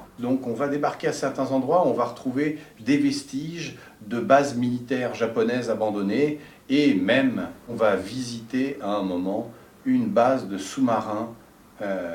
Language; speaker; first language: French; native; French